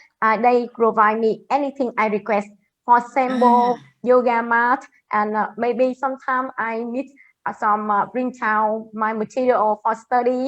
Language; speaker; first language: English; non-native, learner; Vietnamese